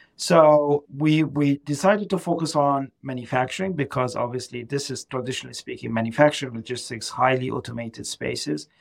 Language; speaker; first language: English; non-native, fluent; Arabic